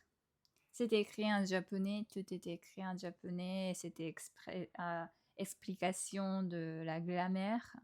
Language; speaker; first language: French; non-native, fluent; Japanese